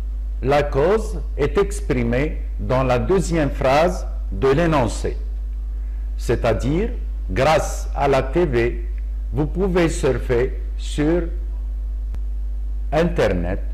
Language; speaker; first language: French; non-native, local second language; Arabic